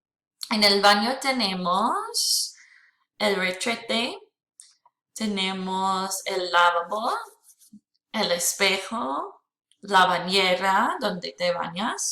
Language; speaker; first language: Spanish; non-native, fluent; English